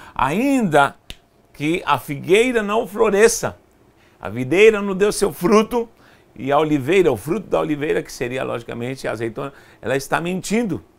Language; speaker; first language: Portuguese; non-native, fluent; Spanish